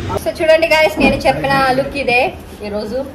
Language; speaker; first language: Telugu; non-native, local second language; Malayalam